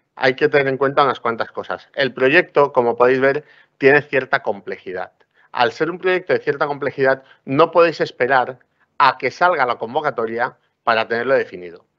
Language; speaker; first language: Spanish; non-native, local second language; Catalan